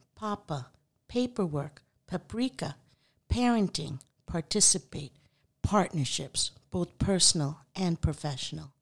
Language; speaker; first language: English; non-native, local second language; Urdu